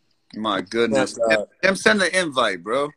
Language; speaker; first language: English; native; English